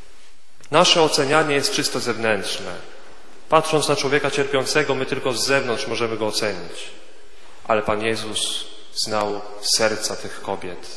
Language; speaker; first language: Polish; native; Polish